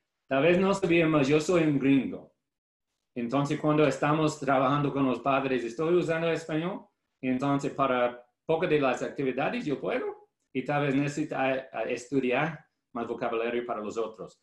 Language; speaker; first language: Spanish; non-native, learner; English